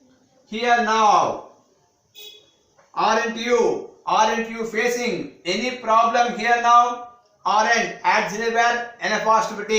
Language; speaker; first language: English; non-native, local second language; Telugu